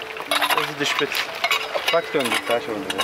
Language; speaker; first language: German; non-native, learner; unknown